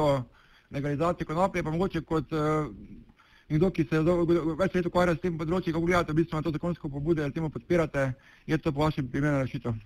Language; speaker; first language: Slovenian; native; Slovenian